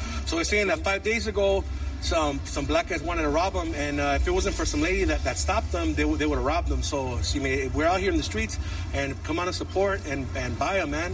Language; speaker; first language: English; early bilingual, other home language; Spanish